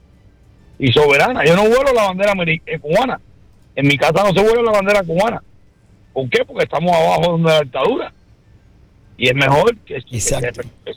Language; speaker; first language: Spanish; early bilingual, heritage; Spanish